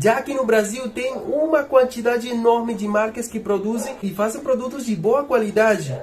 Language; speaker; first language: Portuguese; non-native, fluent; Spanish